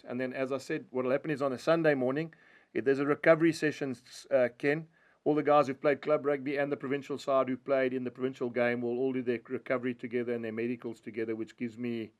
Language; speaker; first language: English; native; English